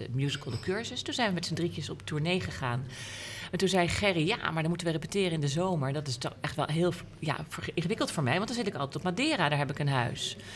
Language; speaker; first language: Dutch; native; Dutch